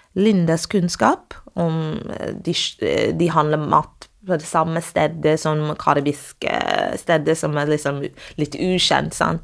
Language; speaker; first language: Norwegian; non-native, fluent; English